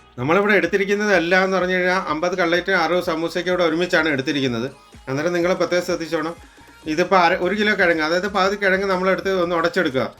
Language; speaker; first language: Malayalam; native; Malayalam